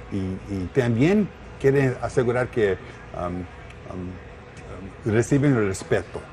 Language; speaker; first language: Spanish; non-native, learner; English